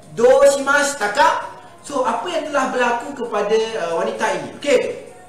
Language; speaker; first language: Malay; native; Malay